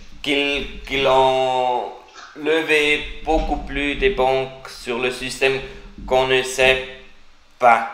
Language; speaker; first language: French; non-native, learner; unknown